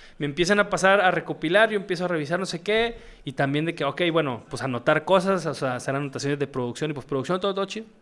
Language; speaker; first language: Spanish; native; Spanish